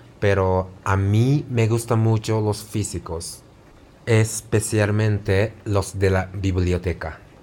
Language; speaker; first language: Spanish; non-native, fluent; Japanese